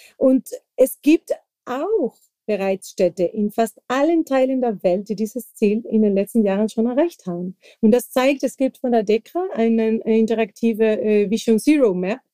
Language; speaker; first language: German; non-native, fluent; Spanish